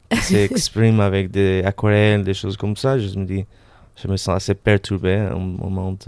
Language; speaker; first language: French; non-native, fluent; Spanish